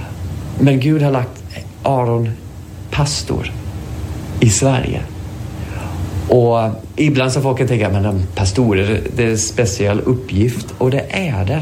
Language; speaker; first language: Swedish; non-native, fluent; English